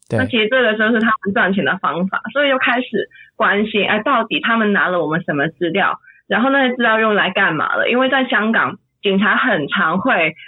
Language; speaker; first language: Chinese; non-native, fluent; Cantonese